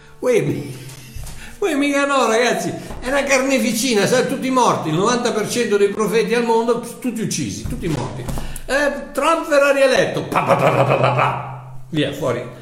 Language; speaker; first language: Italian; native; Italian